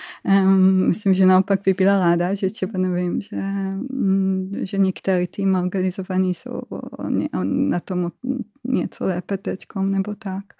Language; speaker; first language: Czech; non-native, fluent; Hebrew